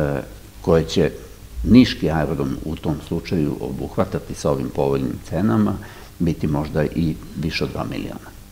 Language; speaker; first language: Serbian; native; Serbian